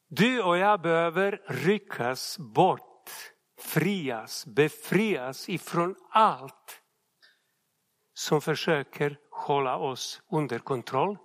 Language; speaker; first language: Swedish; non-native, fluent; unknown